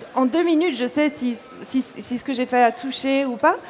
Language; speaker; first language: French; native; French